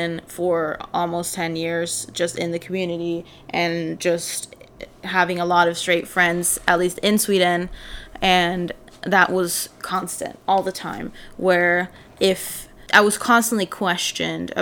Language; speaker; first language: English; non-native, fluent; Swedish